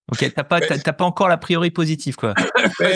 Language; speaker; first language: French; native; French